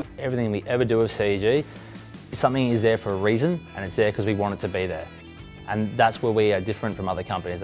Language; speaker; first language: English; native; English